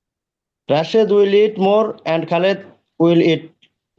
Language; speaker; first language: English; non-native, learner; Bangla